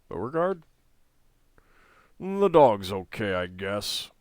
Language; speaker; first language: English; native; English